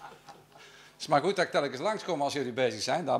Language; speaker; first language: Dutch; native; Dutch